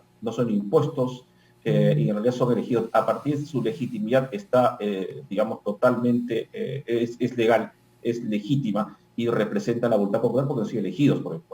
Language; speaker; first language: Spanish; native; Spanish